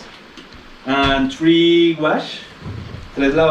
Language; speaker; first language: English; non-native, learner; Spanish